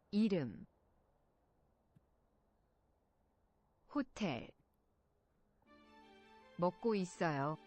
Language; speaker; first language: Korean; non-native, learner; English